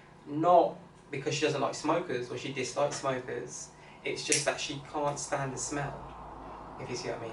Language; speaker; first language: English; native; English